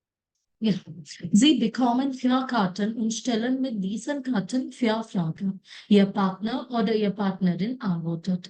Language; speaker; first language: German; non-native, fluent; Malayalam